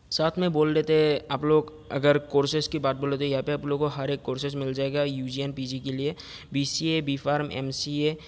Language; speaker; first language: Hindi; non-native, local second language; Assamese